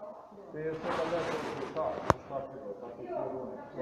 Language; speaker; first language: Polish; non-native, learner; Czech